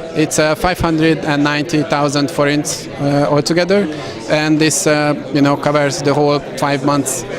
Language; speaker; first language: English; non-native, fluent; Hungarian